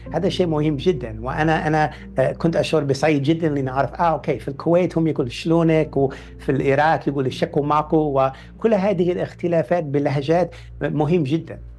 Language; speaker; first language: Arabic; non-native, fluent; English